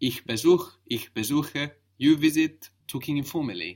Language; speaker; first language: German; non-native, fluent; English